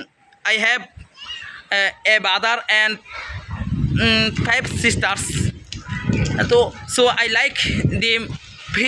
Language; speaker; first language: English; non-native, learner; Bangla